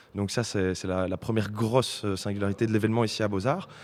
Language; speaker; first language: French; native; French